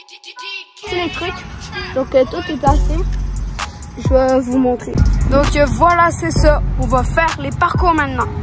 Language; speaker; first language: French; native; French